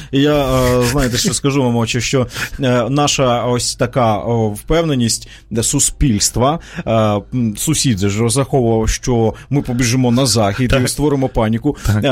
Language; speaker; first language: Ukrainian; native; Ukrainian